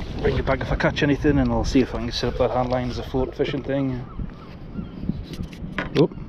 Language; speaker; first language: English; native; English